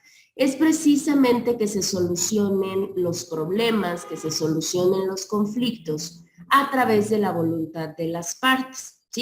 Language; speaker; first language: Spanish; native; Spanish